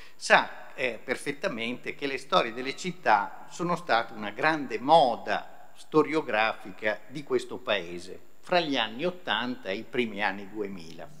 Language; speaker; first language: Italian; native; Italian